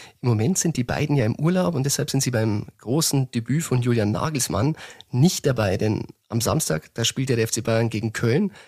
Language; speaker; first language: German; native; German